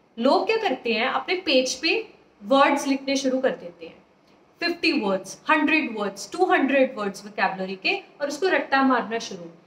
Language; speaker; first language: Hindi; native; Hindi